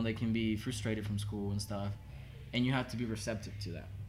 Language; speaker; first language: English; non-native, fluent; Spanish